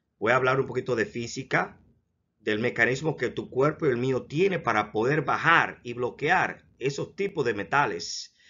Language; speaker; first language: Spanish; native; Spanish